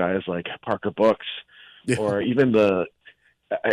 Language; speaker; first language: English; native; English